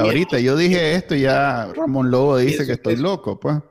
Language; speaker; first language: Spanish; native; Spanish